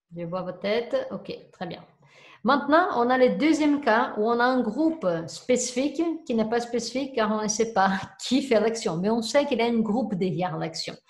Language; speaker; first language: French; non-native, fluent; Portuguese